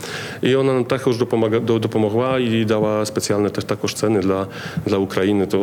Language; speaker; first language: Polish; non-native, learner; Ukrainian